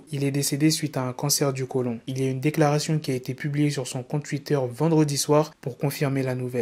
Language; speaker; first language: French; native; French